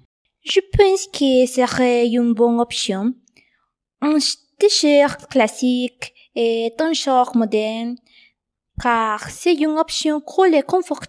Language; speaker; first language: French; non-native, learner; Spanish